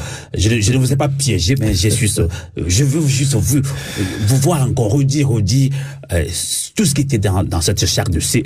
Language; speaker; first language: French; non-native, local second language; Ewe